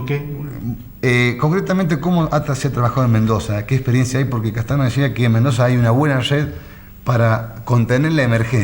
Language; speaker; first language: Spanish; native; Spanish